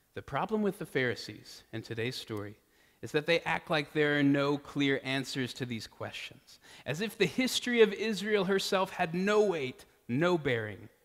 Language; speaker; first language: English; native; English